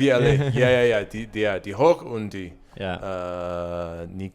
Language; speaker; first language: German; non-native, learner; English